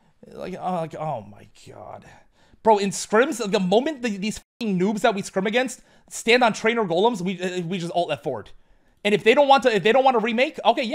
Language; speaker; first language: English; native; English